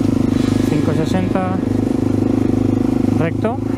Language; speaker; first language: Spanish; native; Spanish